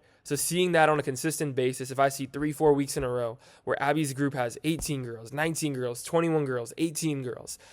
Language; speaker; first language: English; native; English